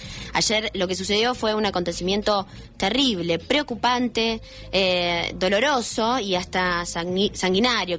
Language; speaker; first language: Spanish; native; Spanish